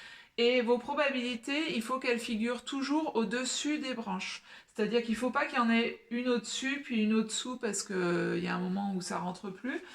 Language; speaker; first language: French; native; French